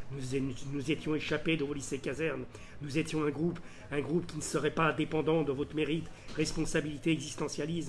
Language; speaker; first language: French; native; French